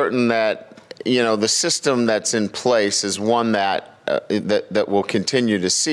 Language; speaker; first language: English; native; English